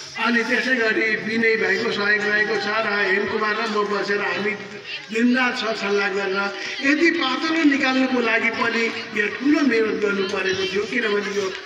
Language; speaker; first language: Nepali; native; Nepali